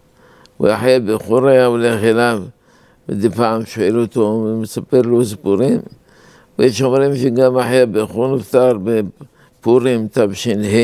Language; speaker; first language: Hebrew; non-native, fluent; Arabic